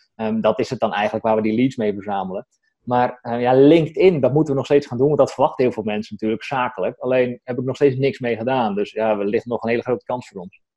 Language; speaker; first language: Dutch; native; Dutch